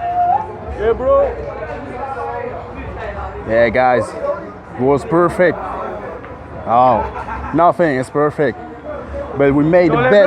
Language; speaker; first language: English; non-native, learner; French